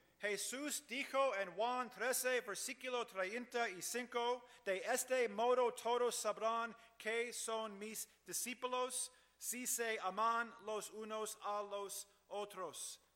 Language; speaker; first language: Spanish; non-native, learner; English